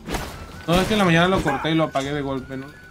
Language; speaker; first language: Spanish; native; Spanish